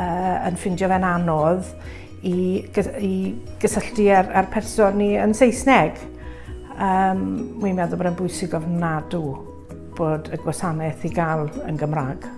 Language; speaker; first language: Welsh; native; Welsh